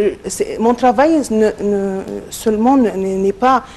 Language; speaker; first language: French; non-native, local second language; Arabic